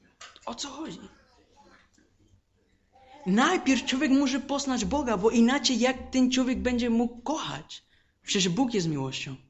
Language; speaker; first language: Polish; non-native, fluent; Spanish